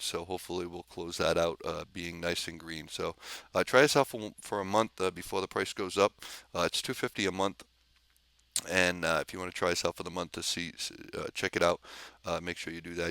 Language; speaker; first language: English; native; English